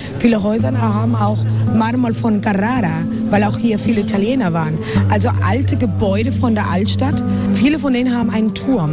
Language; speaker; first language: German; non-native, fluent; Spanish